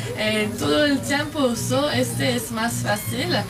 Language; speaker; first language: Spanish; non-native, learner; French